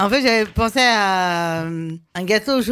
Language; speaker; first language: French; native; French